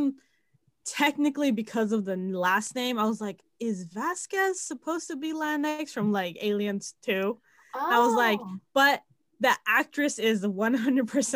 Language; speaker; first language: English; native; English